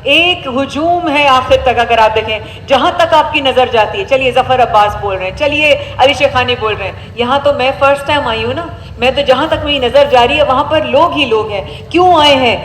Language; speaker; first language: Urdu; native; Urdu